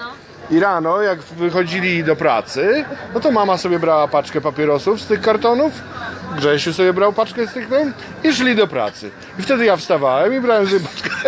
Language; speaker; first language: Polish; native; Polish